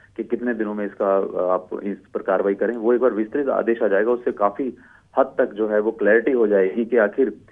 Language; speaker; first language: Hindi; native; Hindi